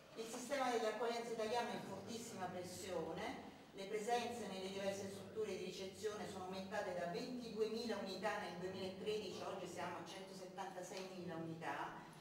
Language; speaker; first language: Italian; native; Italian